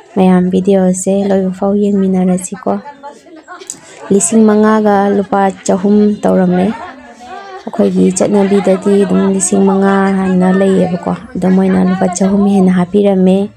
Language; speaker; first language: Manipuri; native; Manipuri